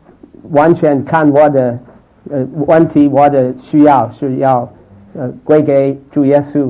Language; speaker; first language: Chinese; non-native, fluent; English